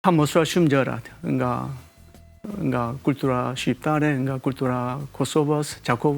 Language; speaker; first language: Albanian; non-native, learner; Korean